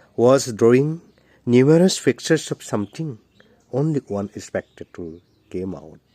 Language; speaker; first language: English; non-native, local second language; Assamese